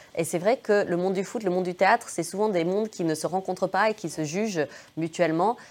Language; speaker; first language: French; early bilingual, other home language; English